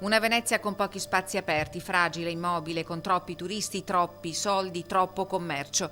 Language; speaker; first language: Italian; native; Italian